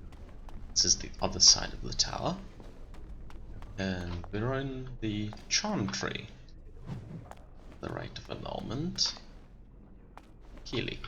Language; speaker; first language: English; non-native, fluent; German